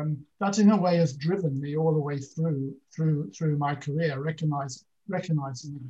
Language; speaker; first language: English; native; English